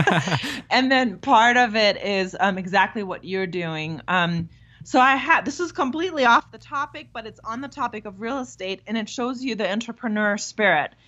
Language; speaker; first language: English; non-native, fluent; German